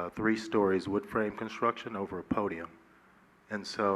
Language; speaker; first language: English; native; English